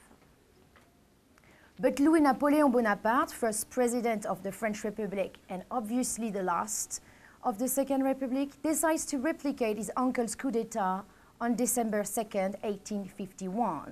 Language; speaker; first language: English; non-native, fluent; French